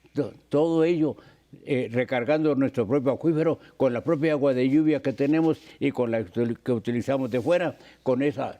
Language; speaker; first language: Spanish; native; Spanish